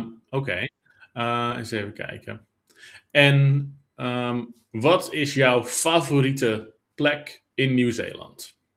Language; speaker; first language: Dutch; native; Dutch